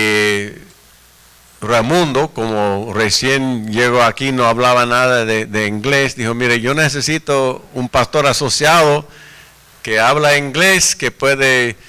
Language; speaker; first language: Spanish; non-native, fluent; English